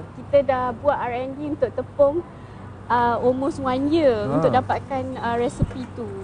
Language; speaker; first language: Malay; native; Malay